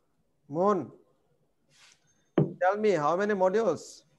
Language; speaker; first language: English; non-native, fluent; Bangla